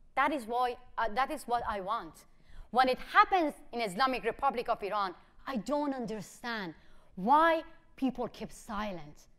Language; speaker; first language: English; non-native, fluent; Persian